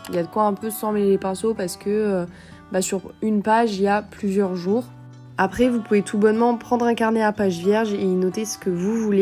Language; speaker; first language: French; native; French